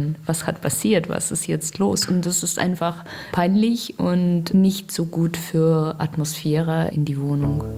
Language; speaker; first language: German; non-native, learner; Russian